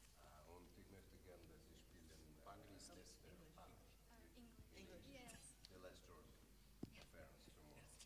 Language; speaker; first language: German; non-native, learner; Russian